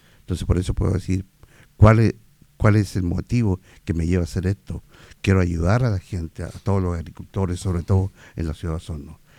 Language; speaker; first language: Spanish; native; Spanish